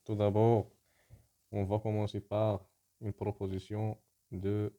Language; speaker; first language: French; non-native, local second language; Arabic